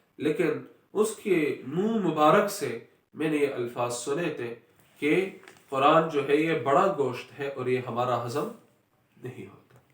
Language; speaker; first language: Urdu; non-native, local second language; Pashto